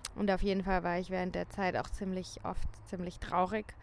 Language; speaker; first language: German; native; German